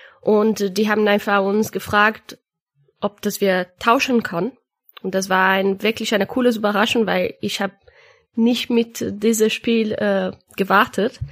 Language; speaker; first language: German; non-native, learner; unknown